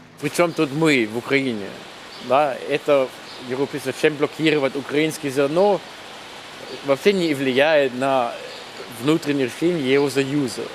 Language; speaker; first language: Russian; non-native, learner; German